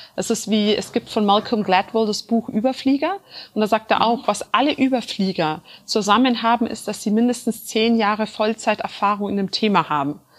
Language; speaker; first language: German; early bilingual, other home language; Turkish